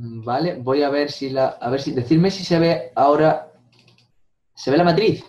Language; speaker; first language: Spanish; native; Spanish